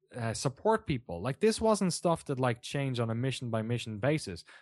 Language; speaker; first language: English; native; English